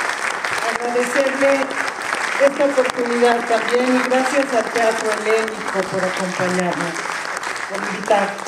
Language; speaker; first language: Spanish; native; Spanish